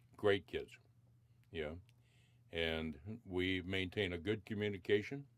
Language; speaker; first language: English; native; English